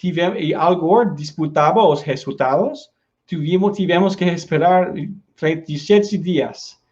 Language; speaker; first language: Portuguese; non-native, learner; Spanish